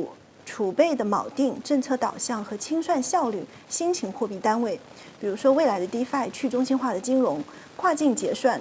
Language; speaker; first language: Chinese; native; Chinese